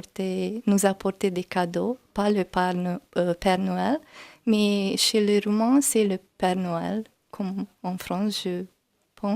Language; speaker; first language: French; non-native, learner; Hungarian